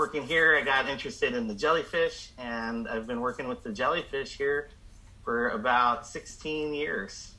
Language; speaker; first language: English; native; English